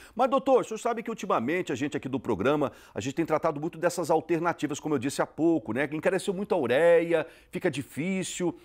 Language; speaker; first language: Portuguese; native; Portuguese